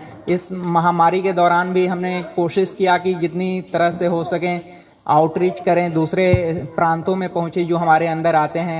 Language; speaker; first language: Hindi; native; Hindi